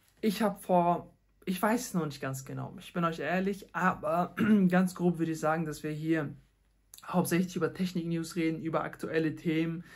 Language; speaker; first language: German; non-native, fluent; Persian